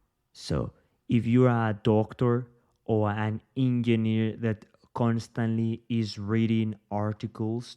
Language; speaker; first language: English; non-native, fluent; Spanish